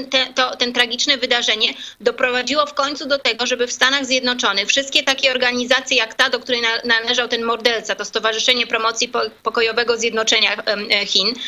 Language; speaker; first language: Polish; non-native, fluent; Chinese